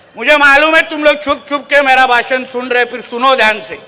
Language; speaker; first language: Hindi; non-native, local second language; Marathi